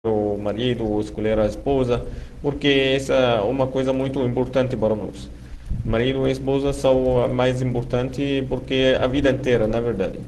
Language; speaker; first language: Portuguese; non-native, fluent; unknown